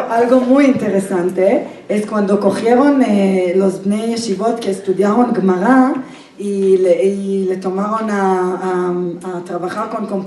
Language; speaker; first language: Spanish; non-native, fluent; Hebrew